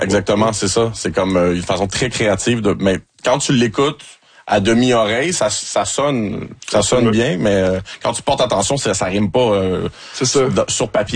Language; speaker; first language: French; native; French